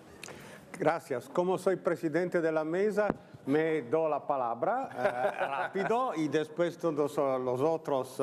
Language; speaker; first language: Spanish; non-native, learner; Italian